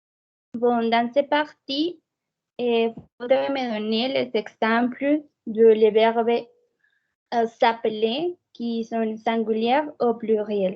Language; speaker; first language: French; non-native, fluent; Spanish